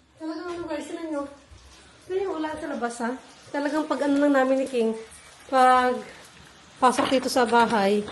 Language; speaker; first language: Filipino; non-native, local second language; Hiligaynon